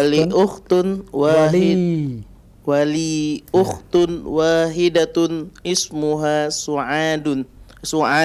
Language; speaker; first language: Arabic; non-native, learner; Indonesian